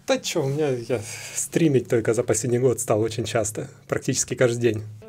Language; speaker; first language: Russian; native; Russian